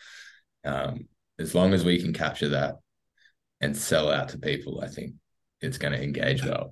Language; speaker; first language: English; native; English